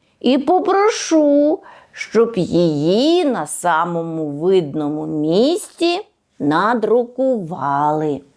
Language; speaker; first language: Ukrainian; native; Ukrainian